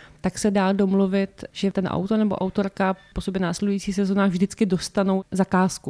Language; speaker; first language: Czech; native; Czech